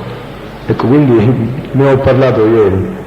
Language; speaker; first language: Italian; native; Italian